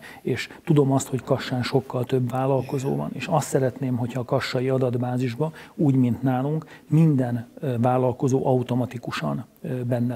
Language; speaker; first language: Hungarian; native; Hungarian